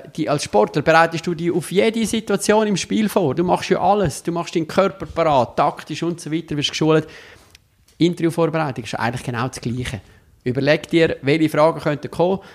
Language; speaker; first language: German; native; German